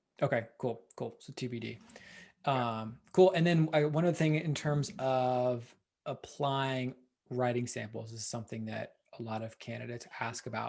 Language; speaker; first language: English; native; English